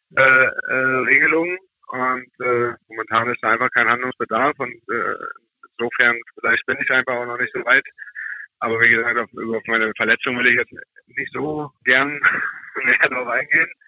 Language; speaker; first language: German; native; German